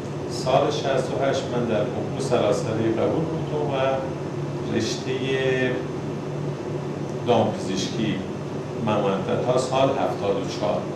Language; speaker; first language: Persian; non-native, local second language; Baluchi